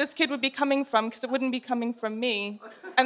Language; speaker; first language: English; native; English